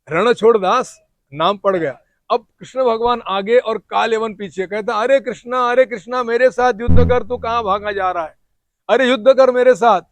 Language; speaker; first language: Hindi; non-native, local second language; Marathi